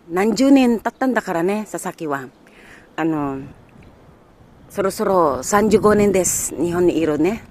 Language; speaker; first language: Japanese; non-native, learner; Filipino